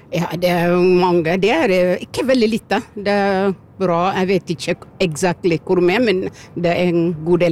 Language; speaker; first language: Norwegian; non-native, fluent; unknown